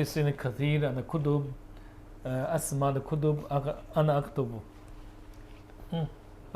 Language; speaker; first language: Arabic; non-native, learner; Chinese